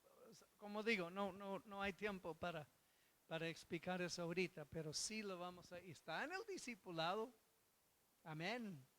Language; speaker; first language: Spanish; non-native, fluent; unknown